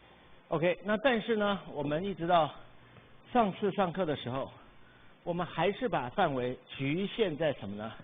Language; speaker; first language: Chinese; native; Chinese